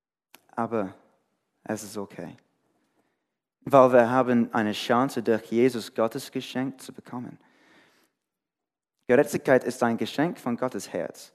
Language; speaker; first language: German; non-native, fluent; English